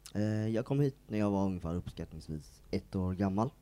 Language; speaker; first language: Swedish; native; Swedish